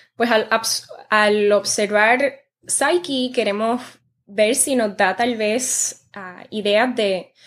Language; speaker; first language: Spanish; early bilingual, heritage; Spanish